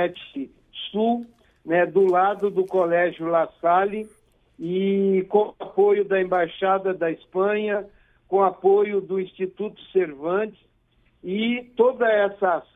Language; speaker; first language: Portuguese; native; Portuguese